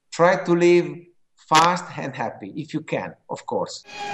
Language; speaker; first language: English; non-native, fluent; Italian